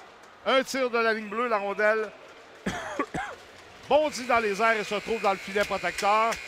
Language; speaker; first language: French; native; French